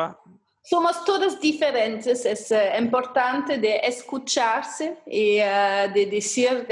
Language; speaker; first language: Spanish; non-native, fluent; German